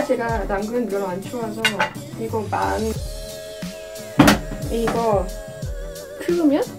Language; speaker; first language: Korean; non-native, learner; Dutch